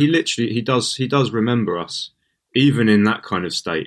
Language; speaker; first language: English; native; English